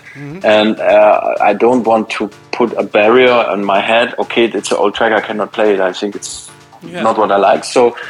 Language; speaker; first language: English; non-native, fluent; German